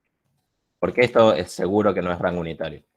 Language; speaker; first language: Spanish; native; Spanish